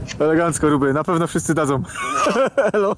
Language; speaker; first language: Polish; native; Polish